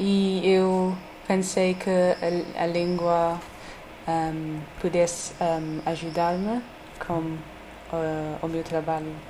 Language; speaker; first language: Portuguese; non-native, learner; English